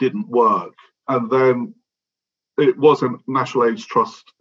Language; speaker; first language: English; native; English